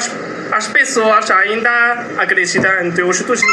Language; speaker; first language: Portuguese; non-native, learner; Chinese